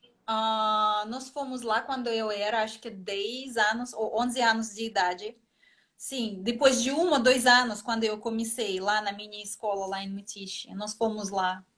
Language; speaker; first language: Portuguese; non-native, fluent; Russian